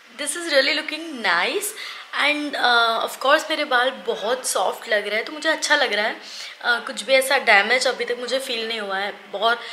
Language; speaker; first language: Hindi; non-native, local second language; Gujarati